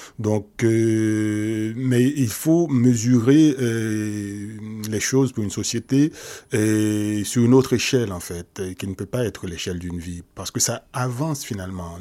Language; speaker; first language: French; non-native, local second language; Haitian Creole